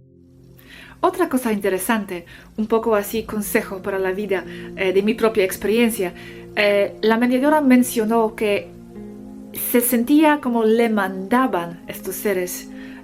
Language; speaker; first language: Spanish; non-native, fluent; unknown